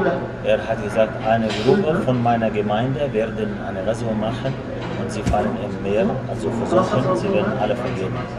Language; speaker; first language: German; non-native, fluent; Arabic